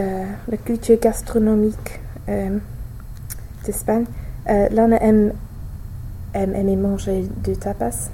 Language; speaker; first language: French; non-native, learner; English